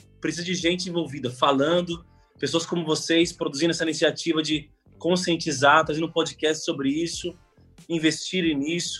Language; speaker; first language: Portuguese; native; Portuguese